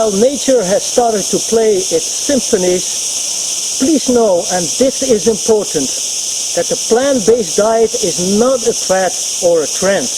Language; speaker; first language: English; non-native, fluent; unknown